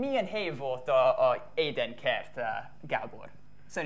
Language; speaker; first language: Hungarian; non-native, fluent; English